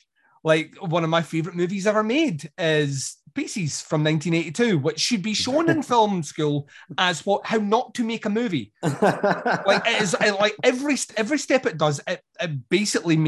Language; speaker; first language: English; native; English